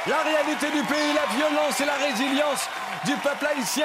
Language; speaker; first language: French; native; French